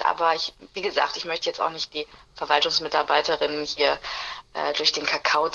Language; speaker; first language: German; native; German